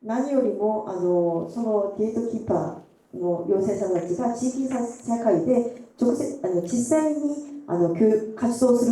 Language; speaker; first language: Japanese; non-native, fluent; Korean